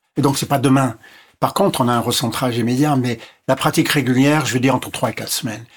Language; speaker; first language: French; non-native, local second language; English